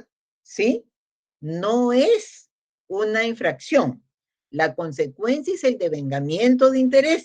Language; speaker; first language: Spanish; native; Spanish